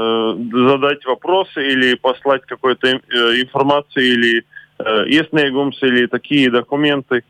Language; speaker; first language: Russian; non-native, local second language; Latvian